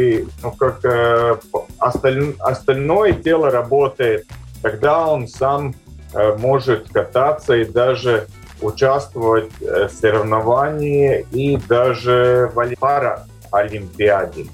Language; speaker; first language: Russian; non-native, local second language; Latvian